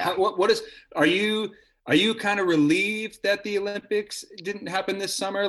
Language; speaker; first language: English; native; English